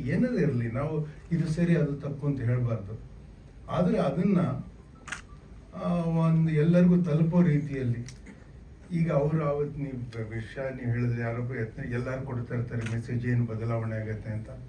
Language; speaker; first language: Kannada; native; Kannada